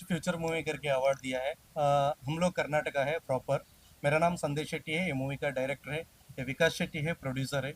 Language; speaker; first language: Hindi; non-native, local second language; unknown